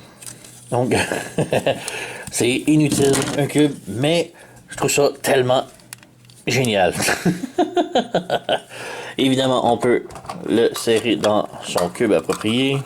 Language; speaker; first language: French; native; French